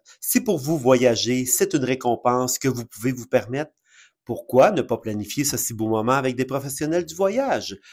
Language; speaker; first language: French; native; French